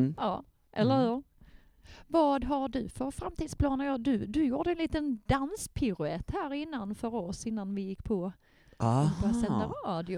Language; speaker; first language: Swedish; native; Swedish